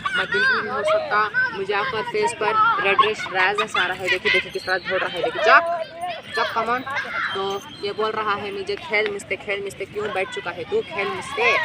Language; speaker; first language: Hindi; non-native, local second language; Urdu